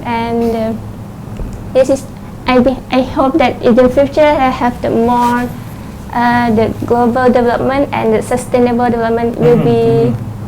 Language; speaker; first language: English; non-native, learner; Thai